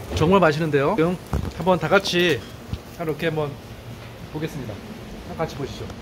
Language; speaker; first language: Korean; native; Korean